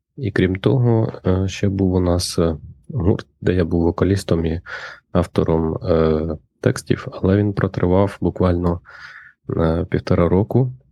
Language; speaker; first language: Ukrainian; native; Ukrainian